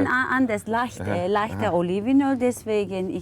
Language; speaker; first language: German; non-native, learner; Turkish